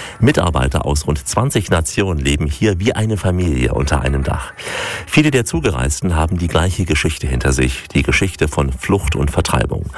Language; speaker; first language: German; native; German